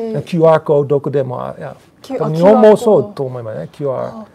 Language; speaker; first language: Japanese; non-native, learner; Dutch